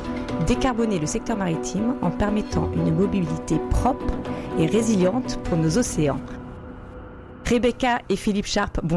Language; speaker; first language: French; native; French